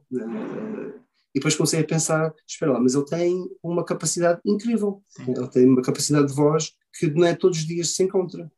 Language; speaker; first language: Portuguese; early bilingual, heritage; Portuguese